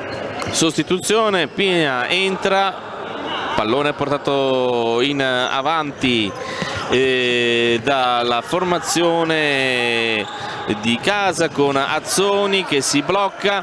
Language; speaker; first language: Italian; native; Italian